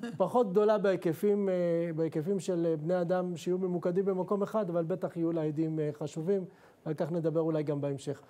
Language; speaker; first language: Hebrew; native; Hebrew